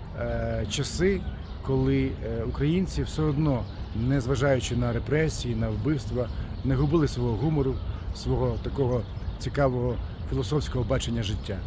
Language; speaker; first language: Ukrainian; native; Ukrainian